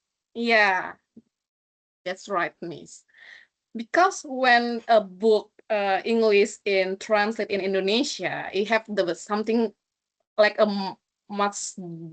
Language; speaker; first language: English; non-native, learner; Indonesian